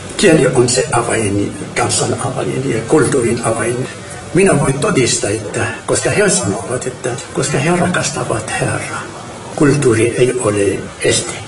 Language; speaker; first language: Finnish; non-native, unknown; Arabic